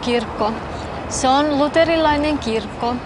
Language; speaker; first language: Finnish; non-native, fluent; Albanian